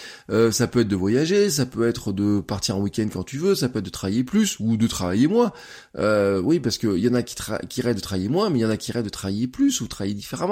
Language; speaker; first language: French; native; French